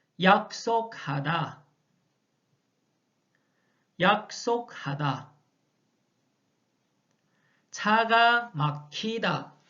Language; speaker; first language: Korean; non-native, fluent; Chinese